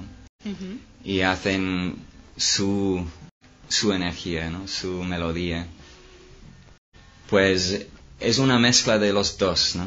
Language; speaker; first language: Spanish; non-native, fluent; English